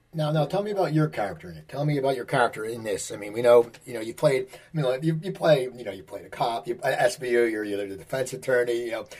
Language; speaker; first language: English; native; English